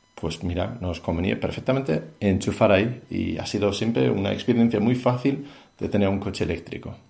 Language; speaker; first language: Spanish; non-native, fluent; Danish